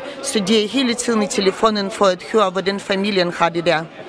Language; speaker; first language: Danish; non-native, fluent; Ukrainian